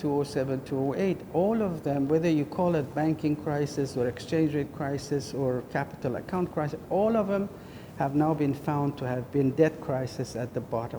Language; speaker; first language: English; non-native, fluent; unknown